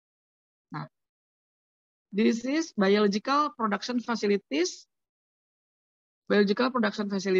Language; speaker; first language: English; non-native, learner; Indonesian